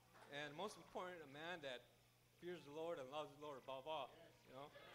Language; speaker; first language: English; early bilingual, other home language; Spanish